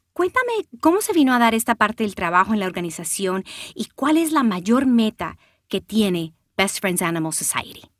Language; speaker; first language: Spanish; early bilingual, heritage; Spanish